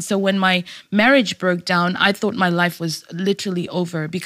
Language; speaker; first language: English; native; English